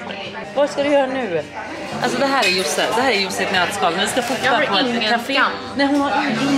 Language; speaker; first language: Swedish; native; Swedish